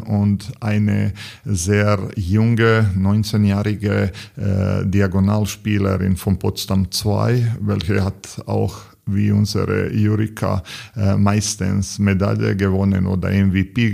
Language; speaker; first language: German; non-native, learner; Serbian